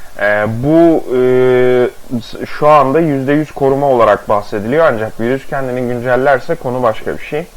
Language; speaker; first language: Turkish; native; Turkish